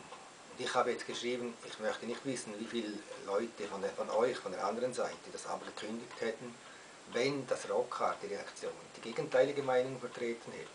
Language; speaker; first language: German; native; German